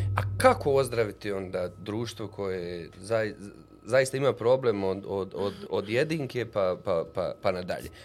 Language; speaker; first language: Bosnian; native; Bosnian